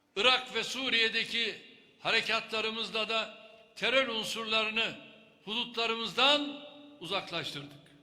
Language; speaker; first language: Turkish; native; Turkish